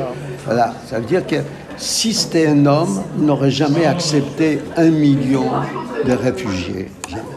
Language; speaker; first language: French; non-native, fluent; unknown